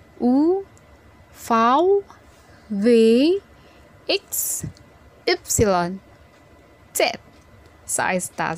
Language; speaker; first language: German; non-native, fluent; Indonesian